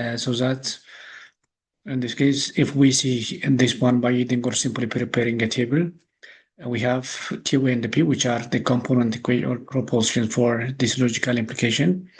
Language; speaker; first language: English; non-native, local second language; Amharic